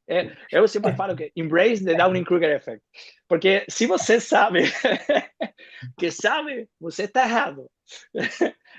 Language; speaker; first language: Portuguese; non-native, fluent; Spanish